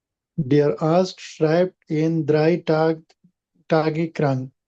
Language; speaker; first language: German; non-native, learner; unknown